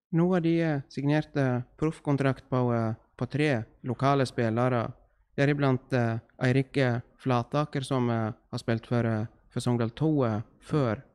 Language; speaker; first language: Norwegian; native; Norwegian